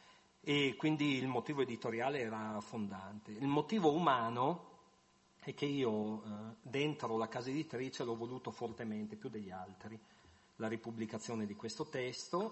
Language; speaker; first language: Italian; native; Italian